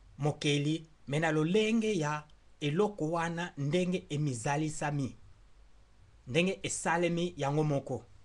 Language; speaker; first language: Lingala; non-native, local second language; Kongo